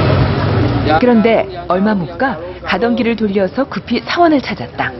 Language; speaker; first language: Korean; native; Korean